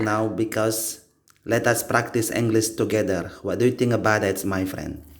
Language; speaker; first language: English; non-native, learner; Indonesian